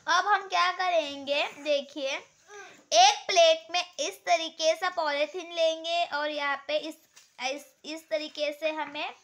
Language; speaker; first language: Hindi; non-native, local second language; Marathi